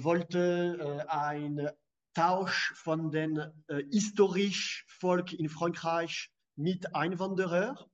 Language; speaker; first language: German; non-native, fluent; French